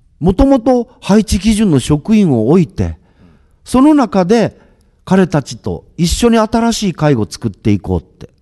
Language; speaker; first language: Japanese; native; Japanese